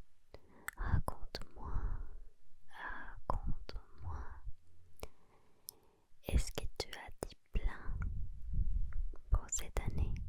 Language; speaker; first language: French; non-native, learner; Spanish